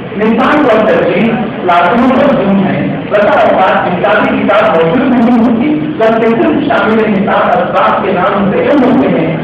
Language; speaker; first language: Urdu; native; Urdu